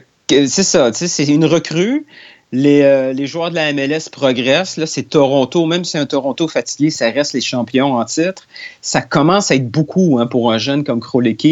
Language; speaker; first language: French; native; French